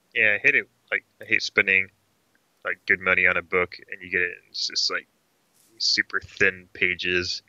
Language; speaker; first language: English; native; English